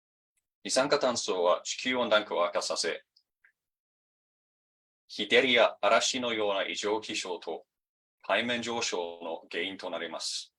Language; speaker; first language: Japanese; non-native, fluent; English